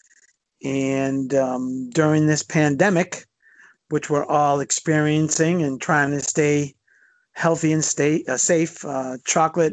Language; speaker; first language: English; native; English